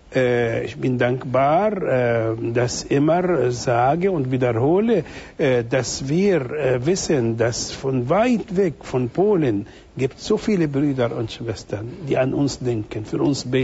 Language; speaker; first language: German; non-native, fluent; Arabic